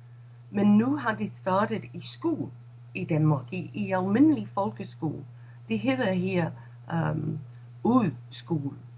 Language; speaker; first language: Danish; non-native, fluent; English